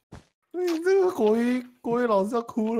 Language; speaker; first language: Chinese; native; Chinese